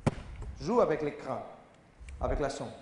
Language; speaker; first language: French; non-native, learner; Spanish